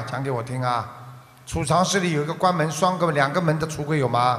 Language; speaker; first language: Chinese; non-native, local second language; Wu Chinese